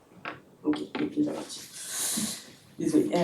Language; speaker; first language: French; native; French